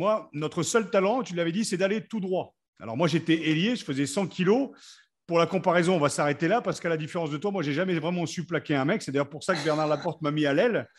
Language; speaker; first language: French; native; French